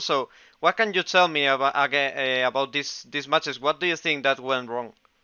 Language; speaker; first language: English; non-native, fluent; Spanish